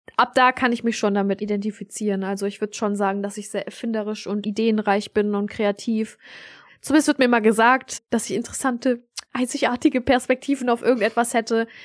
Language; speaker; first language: German; early bilingual, other home language; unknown